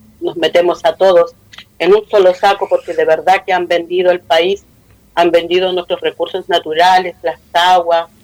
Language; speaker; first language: Spanish; non-native, local second language; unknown